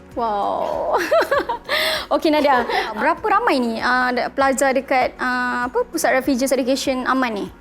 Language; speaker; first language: Malay; native; Malay